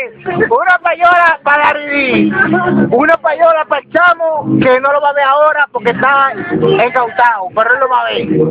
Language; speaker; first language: Spanish; native; Spanish